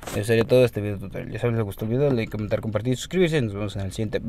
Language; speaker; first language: Spanish; native; Spanish